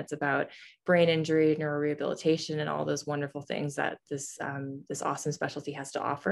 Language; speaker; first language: English; native; English